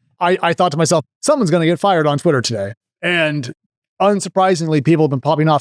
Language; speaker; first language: English; native; English